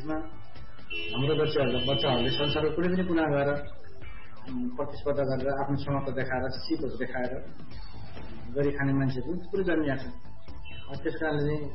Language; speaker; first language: Nepali; non-native, local second language; Gurung